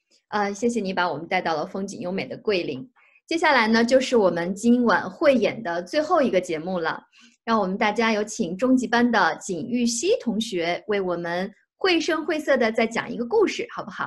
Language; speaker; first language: Chinese; native; Chinese